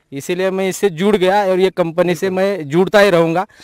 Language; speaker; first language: Hindi; non-native, local second language; Marathi